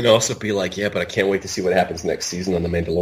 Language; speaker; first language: English; native; English